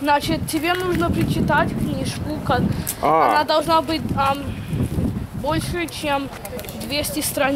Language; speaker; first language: Russian; early bilingual, heritage; Russian